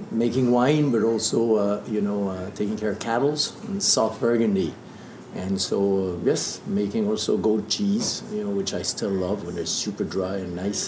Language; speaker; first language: English; non-native, fluent; French